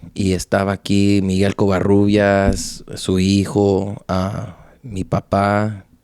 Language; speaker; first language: Spanish; early bilingual, heritage; Spanish